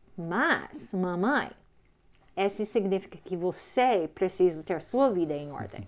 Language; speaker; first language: Portuguese; non-native, learner; English